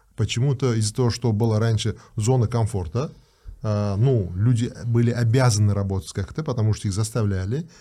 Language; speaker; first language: Russian; non-native, local second language; Uzbek